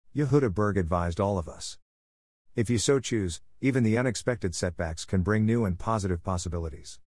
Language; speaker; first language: English; non-native, local second language; Bemba